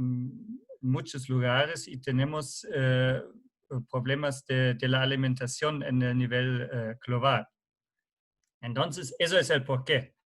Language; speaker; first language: Spanish; non-native, fluent; German